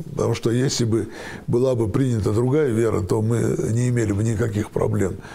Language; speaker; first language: Russian; non-native, local second language; Armenian